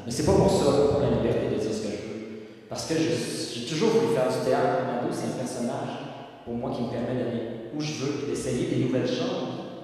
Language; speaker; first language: French; native; French